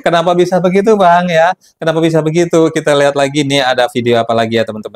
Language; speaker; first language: Indonesian; native; Indonesian